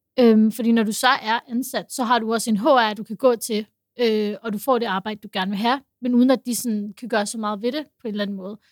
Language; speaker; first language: Danish; early bilingual, other home language; Urdu